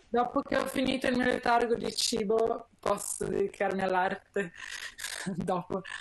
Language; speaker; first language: Italian; native; Italian